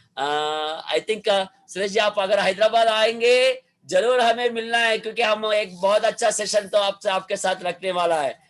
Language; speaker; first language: Hindi; non-native, local second language; Telugu